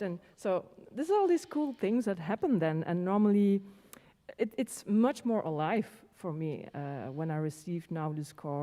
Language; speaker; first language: English; non-native, fluent; Dutch